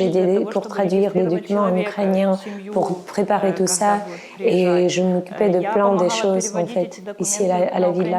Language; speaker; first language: French; non-native, fluent; Ukrainian